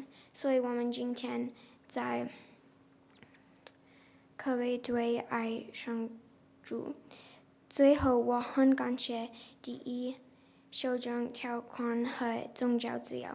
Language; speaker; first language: Chinese; non-native, learner; English